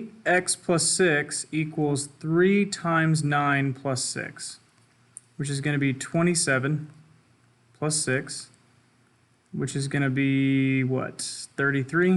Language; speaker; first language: English; native; English